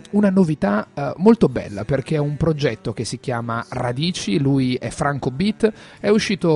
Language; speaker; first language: Italian; native; Italian